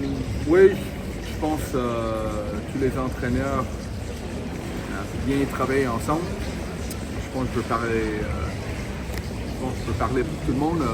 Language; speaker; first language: French; non-native, fluent; English